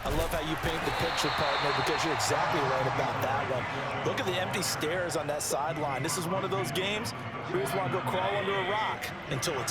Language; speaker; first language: English; native; English